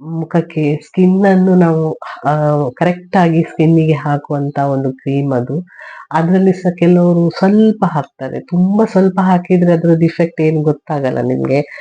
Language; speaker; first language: Kannada; non-native, local second language; Tulu